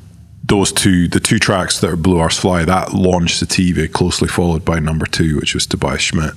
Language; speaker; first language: English; native; English